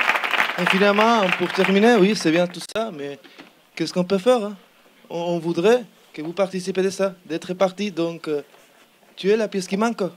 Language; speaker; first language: French; non-native, learner; Spanish